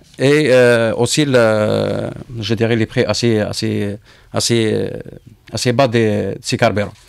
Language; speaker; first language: French; non-native, local second language; Arabic